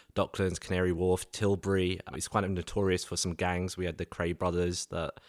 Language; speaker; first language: English; native; English